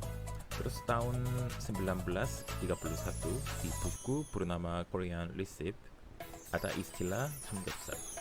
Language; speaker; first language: Indonesian; non-native, fluent; Korean